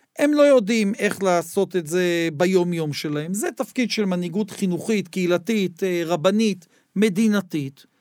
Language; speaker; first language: Hebrew; native; Hebrew